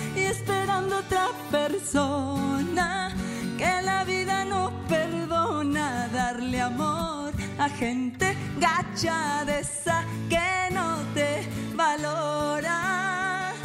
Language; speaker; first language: Spanish; native; Spanish